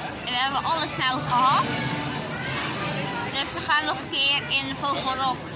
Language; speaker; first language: Dutch; native; Dutch